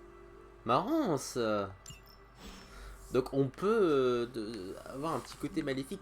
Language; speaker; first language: French; native; French